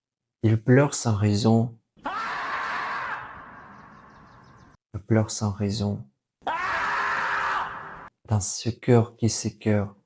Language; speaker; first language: French; non-native, fluent; Russian